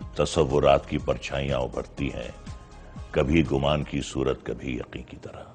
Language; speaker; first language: Hindi; native; Hindi